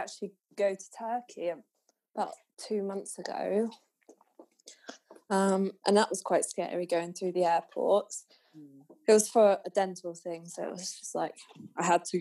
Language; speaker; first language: English; native; English